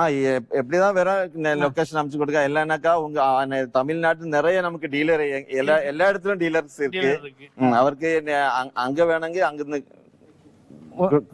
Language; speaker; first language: Tamil; non-native, learner; Malayalam